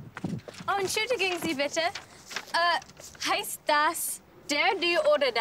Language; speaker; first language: German; non-native, learner; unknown